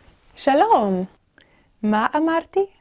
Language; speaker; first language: Hebrew; non-native, fluent; English